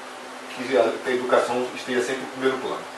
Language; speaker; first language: Portuguese; native; Portuguese